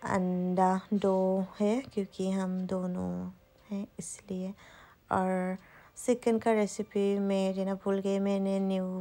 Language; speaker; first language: Hindi; non-native, local second language; Assamese